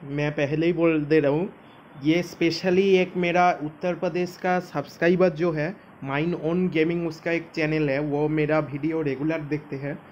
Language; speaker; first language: Hindi; non-native, local second language; Bangla